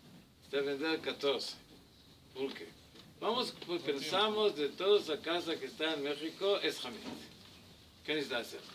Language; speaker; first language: Spanish; non-native, learner; Hebrew